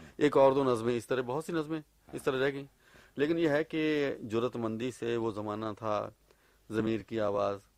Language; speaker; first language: Urdu; native; Urdu